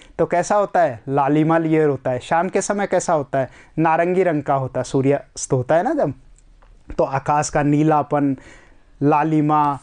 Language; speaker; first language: Hindi; native; Hindi